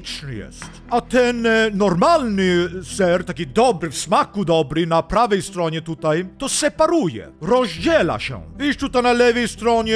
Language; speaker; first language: Polish; non-native, learner; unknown